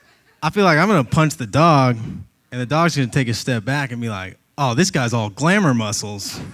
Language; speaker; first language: English; native; English